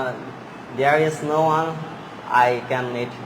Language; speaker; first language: English; non-native, learner; Bangla